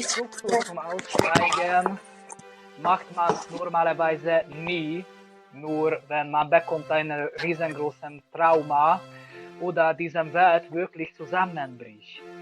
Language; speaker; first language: German; non-native, learner; Hungarian